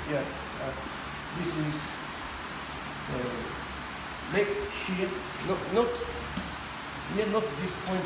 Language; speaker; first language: English; non-native, learner; Japanese